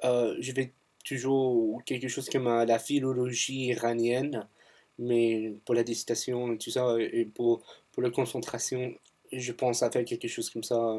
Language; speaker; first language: French; non-native, fluent; English